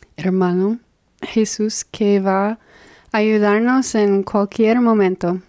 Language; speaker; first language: Spanish; non-native, fluent; English